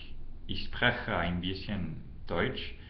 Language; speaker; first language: German; non-native, learner; English